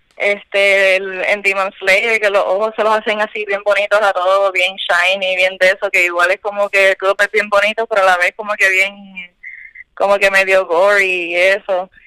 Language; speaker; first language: Spanish; native; Spanish